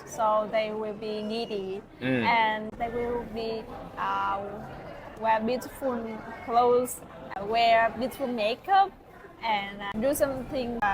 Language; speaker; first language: English; non-native, learner; Vietnamese